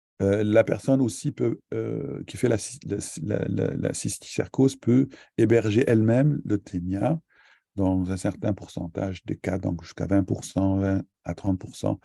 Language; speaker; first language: French; native; French